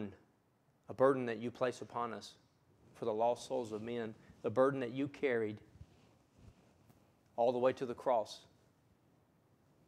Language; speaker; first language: English; native; English